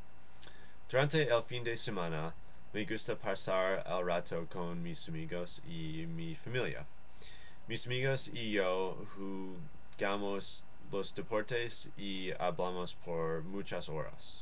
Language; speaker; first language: Spanish; non-native, learner; English